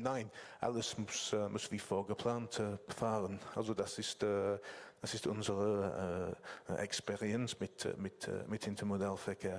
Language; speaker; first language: German; non-native, learner; English